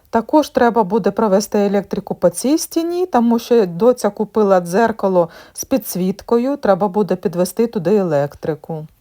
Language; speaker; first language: Ukrainian; native; Ukrainian